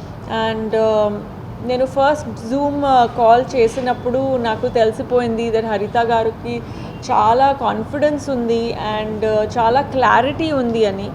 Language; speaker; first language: Telugu; non-native, learner; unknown